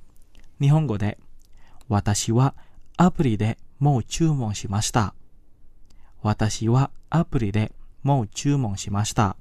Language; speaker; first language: Japanese; non-native, fluent; Indonesian